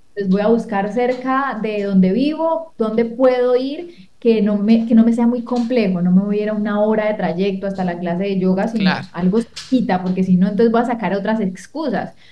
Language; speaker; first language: Spanish; native; Spanish